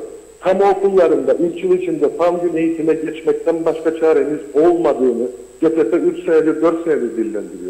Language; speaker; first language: Turkish; native; Turkish